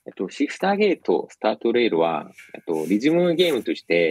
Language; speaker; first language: Japanese; non-native, fluent; Korean